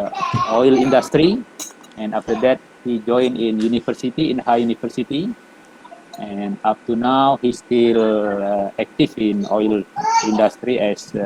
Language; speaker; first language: English; non-native, learner; Indonesian